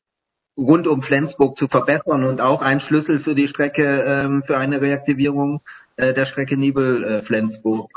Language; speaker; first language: German; native; German